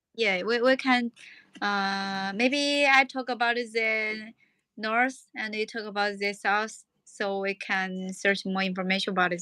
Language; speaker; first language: English; non-native, learner; Chinese